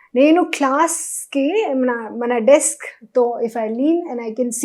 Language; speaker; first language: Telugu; non-native, local second language; Hindi